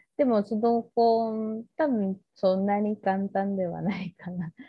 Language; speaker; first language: Japanese; non-native, learner; Spanish